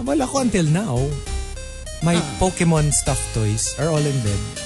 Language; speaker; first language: English; non-native, local second language; Filipino